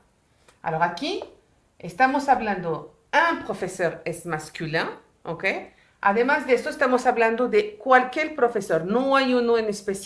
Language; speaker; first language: Spanish; non-native, fluent; French